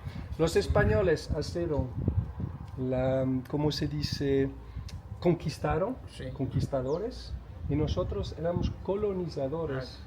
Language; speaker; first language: Spanish; non-native, learner; Portuguese